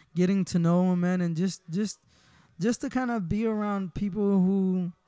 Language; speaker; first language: English; early bilingual, other home language; Spanish